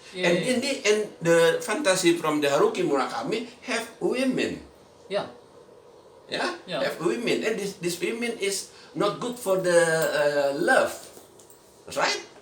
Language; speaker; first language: English; non-native, learner; Indonesian